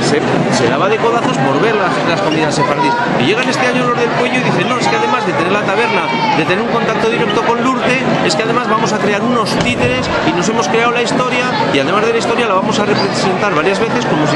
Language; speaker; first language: Spanish; native; Spanish